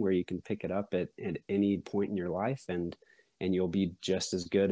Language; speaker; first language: English; native; English